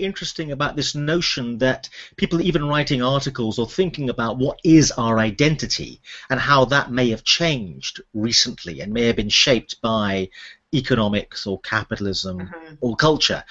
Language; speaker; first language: English; native; English